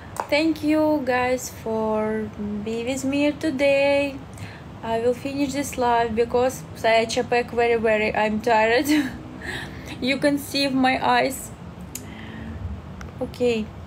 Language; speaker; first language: English; non-native, learner; Russian